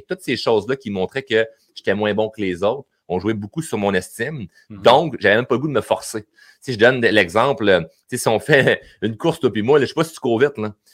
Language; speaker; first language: French; native; French